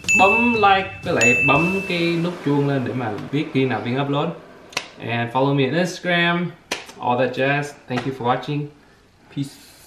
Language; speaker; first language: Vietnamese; early bilingual, heritage; Vietnamese